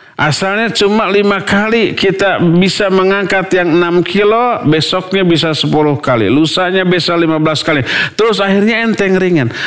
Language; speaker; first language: Indonesian; non-native, local second language; Sundanese